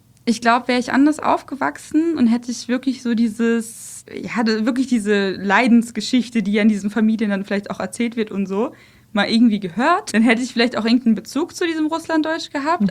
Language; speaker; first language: German; early bilingual, other home language; Russian